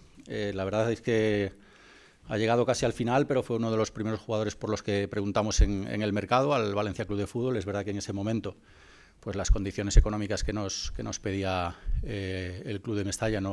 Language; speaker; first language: Spanish; native; Spanish